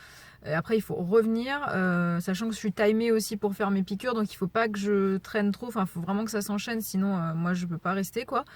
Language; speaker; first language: French; native; French